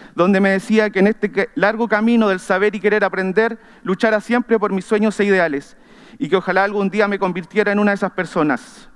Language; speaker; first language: Spanish; native; Spanish